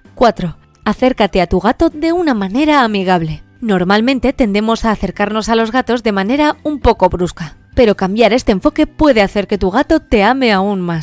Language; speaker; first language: Spanish; native; Spanish